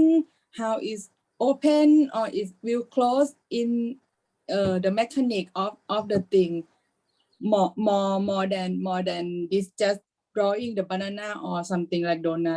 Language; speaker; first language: English; non-native, learner; Thai